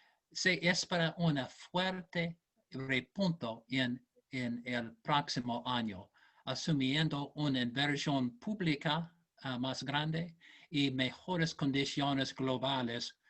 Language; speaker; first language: Spanish; non-native, learner; English